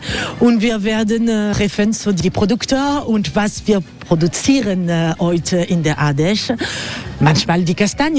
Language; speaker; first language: German; non-native, learner; French